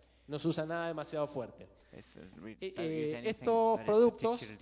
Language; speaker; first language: Spanish; native; Spanish